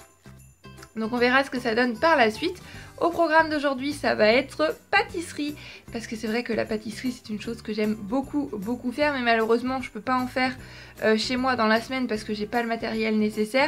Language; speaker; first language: French; native; French